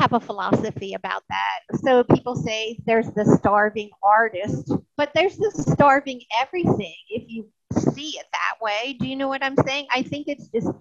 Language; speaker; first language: English; native; English